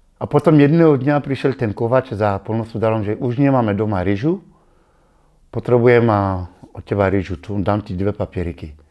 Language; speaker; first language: Slovak; non-native, fluent; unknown